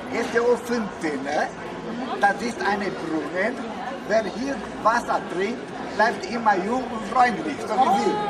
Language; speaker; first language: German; non-native, learner; Romanian